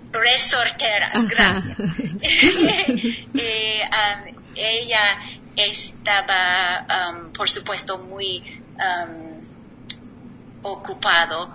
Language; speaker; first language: Spanish; non-native, learner; English